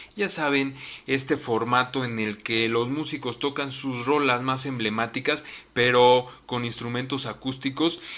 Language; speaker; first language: Spanish; native; Spanish